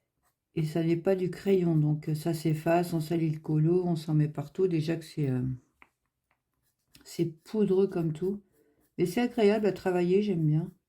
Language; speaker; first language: French; native; French